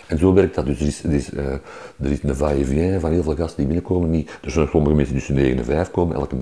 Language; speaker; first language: Dutch; native; Dutch